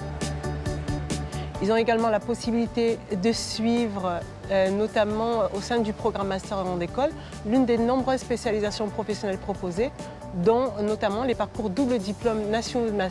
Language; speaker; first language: French; native; French